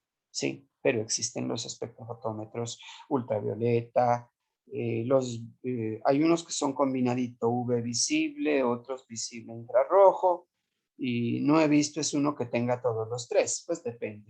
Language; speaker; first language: Spanish; native; Spanish